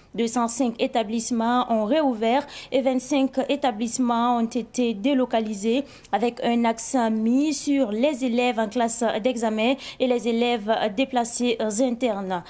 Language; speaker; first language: French; non-native, local second language; Mossi